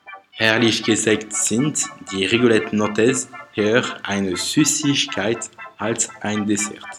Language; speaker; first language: German; non-native, learner; French